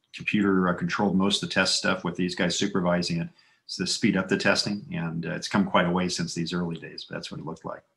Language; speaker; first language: English; native; English